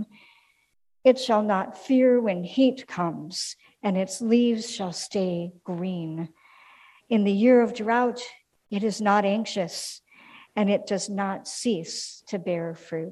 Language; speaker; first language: English; native; English